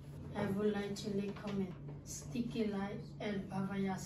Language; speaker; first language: English; non-native, learner; Lao